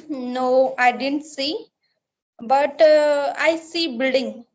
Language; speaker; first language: English; non-native, learner; Marathi